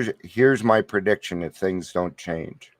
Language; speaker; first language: English; native; English